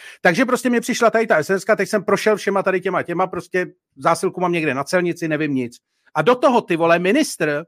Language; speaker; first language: Czech; native; Czech